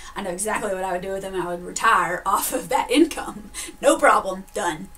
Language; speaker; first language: English; native; English